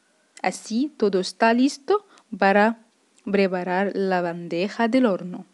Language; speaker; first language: Spanish; non-native, fluent; Arabic